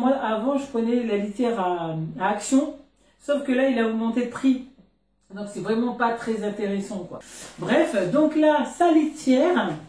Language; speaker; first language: French; native; French